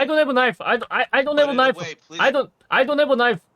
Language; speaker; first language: English; non-native, learner; Korean